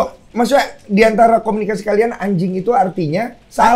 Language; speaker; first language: Indonesian; native; Indonesian